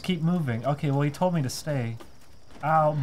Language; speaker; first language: English; native; English